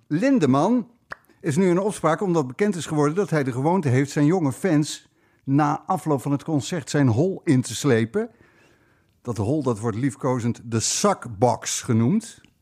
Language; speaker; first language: Dutch; native; Dutch